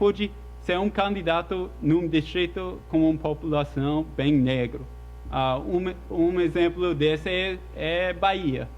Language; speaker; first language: Portuguese; non-native, fluent; English